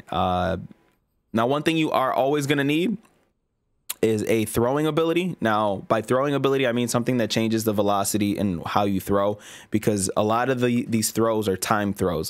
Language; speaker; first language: English; native; English